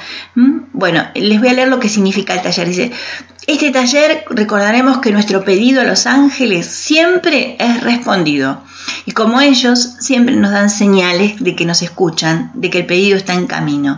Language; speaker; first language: Spanish; native; Spanish